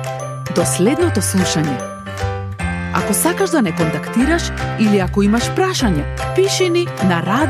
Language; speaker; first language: Macedonian; native; Macedonian